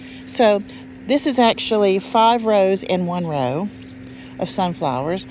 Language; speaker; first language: English; native; English